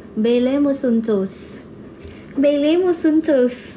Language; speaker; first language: Spanish; non-native, learner; Indonesian